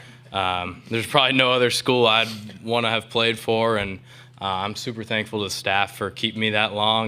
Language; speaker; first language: English; native; English